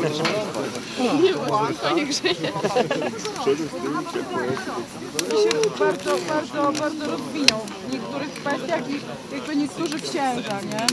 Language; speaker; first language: Polish; native; Polish